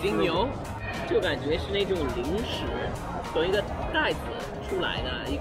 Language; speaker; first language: Chinese; non-native, fluent; Spanish